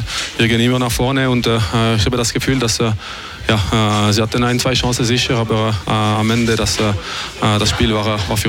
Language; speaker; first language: German; non-native, local second language; French